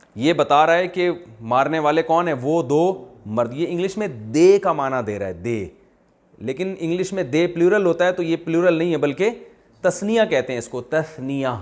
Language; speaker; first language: Urdu; native; Urdu